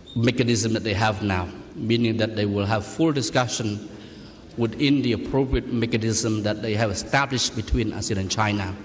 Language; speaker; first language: English; non-native, fluent; Khmer